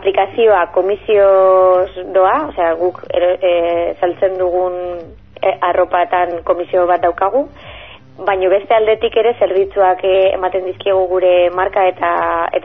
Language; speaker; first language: Basque; non-native, local second language; Spanish